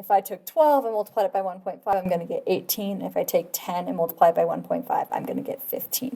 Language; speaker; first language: English; native; English